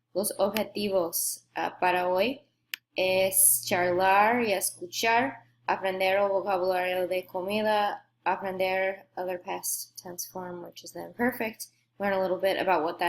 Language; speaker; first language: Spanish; non-native, fluent; English